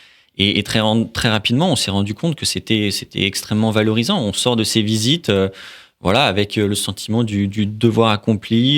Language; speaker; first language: French; native; French